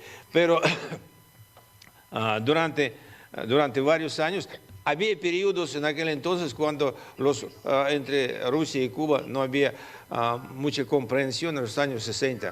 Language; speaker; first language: Spanish; non-native, fluent; Russian